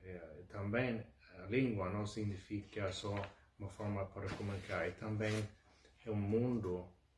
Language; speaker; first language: Portuguese; non-native, fluent; Swedish